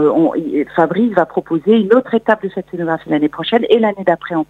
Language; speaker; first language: French; native; French